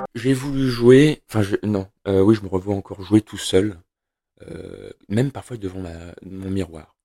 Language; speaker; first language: French; native; French